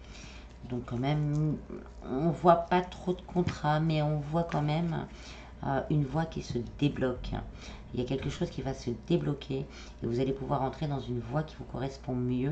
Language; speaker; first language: French; native; French